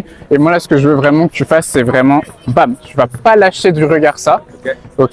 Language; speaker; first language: French; native; French